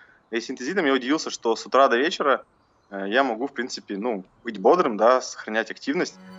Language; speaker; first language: Russian; native; Russian